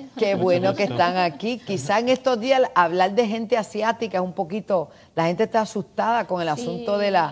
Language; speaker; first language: Spanish; native; Spanish